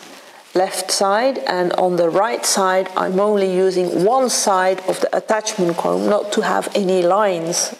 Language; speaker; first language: English; non-native, fluent; Dutch